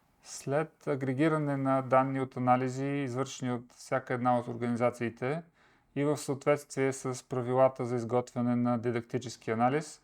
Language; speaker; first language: Bulgarian; native; Bulgarian